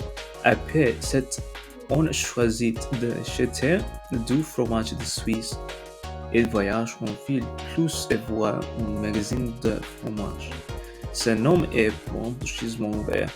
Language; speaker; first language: French; non-native, learner; English